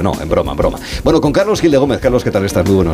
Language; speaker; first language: Spanish; native; Spanish